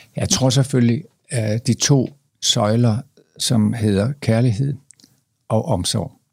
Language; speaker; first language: Danish; native; Danish